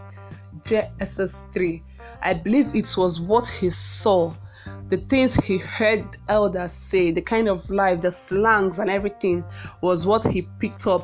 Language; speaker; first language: English; non-native, local second language; Igbo